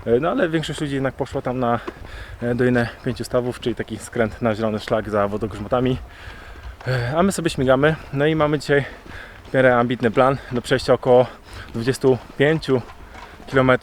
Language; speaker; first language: Polish; native; Polish